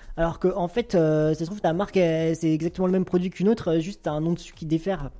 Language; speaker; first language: French; native; French